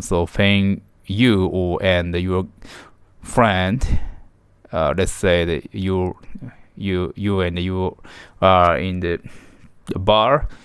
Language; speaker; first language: English; non-native, learner; Japanese